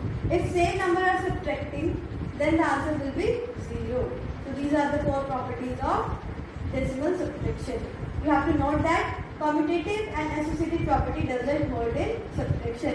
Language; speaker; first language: English; non-native, local second language; Hindi